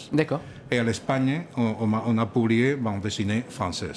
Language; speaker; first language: French; non-native, learner; Catalan